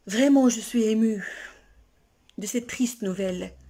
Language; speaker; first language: French; non-native, local second language; Arabic